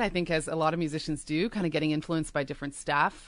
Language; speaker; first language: English; native; English